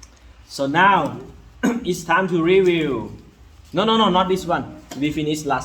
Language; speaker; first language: English; non-native, learner; Lao